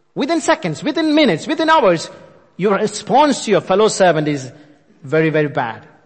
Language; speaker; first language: English; non-native, local second language; Malayalam